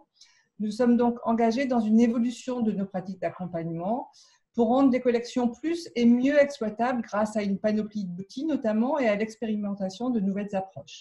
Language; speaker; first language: French; native; French